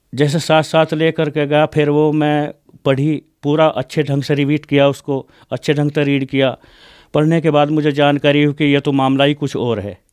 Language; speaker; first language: Hindi; native; Hindi